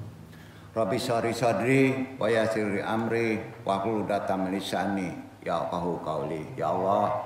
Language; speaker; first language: Indonesian; native; Indonesian